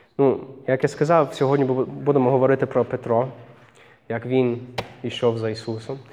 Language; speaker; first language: Ukrainian; non-native, fluent; English